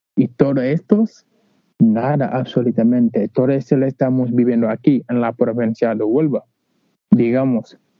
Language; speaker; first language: Spanish; non-native, learner; Wolof